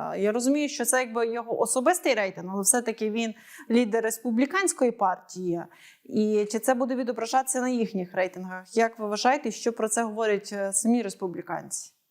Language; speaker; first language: Ukrainian; native; Ukrainian